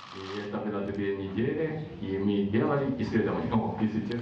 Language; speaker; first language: Russian; non-native, learner; Japanese